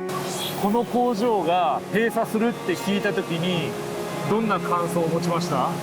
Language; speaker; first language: Japanese; native; Japanese